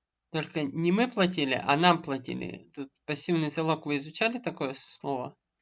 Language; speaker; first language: Russian; native; Russian